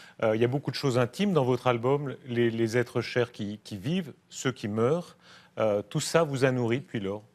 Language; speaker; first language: French; native; French